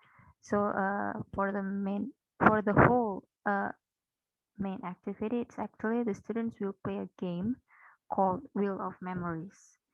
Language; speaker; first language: English; non-native, fluent; Indonesian